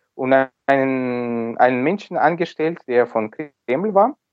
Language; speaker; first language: German; non-native, fluent; Ukrainian